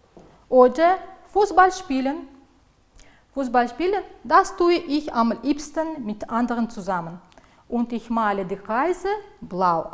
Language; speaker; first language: German; non-native, fluent; Uzbek